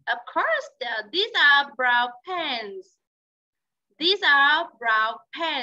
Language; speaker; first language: English; non-native, learner; Vietnamese